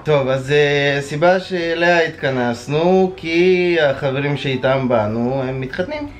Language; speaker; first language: Hebrew; non-native, fluent; Russian